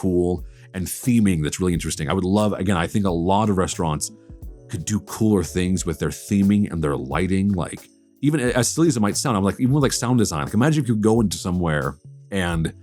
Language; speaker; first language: English; native; English